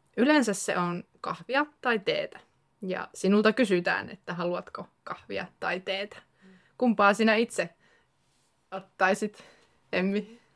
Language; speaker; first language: Finnish; native; Finnish